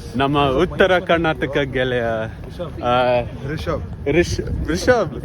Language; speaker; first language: Kannada; non-native, learner; English